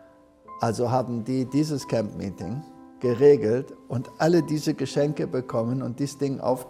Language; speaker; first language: German; early bilingual, heritage; German